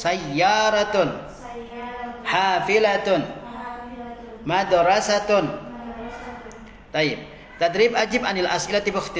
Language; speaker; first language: Arabic; non-native, fluent; Indonesian